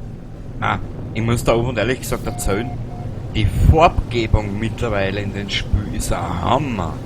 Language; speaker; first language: German; native; German